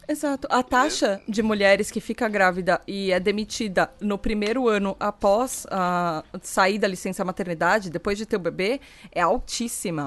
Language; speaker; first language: Portuguese; native; Portuguese